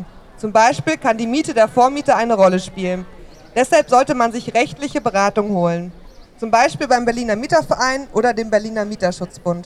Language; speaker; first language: German; native; German